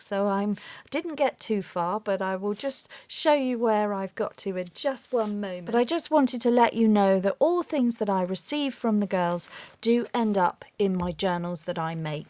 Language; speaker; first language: English; native; English